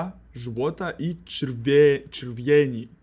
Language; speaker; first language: Polish; non-native, learner; Russian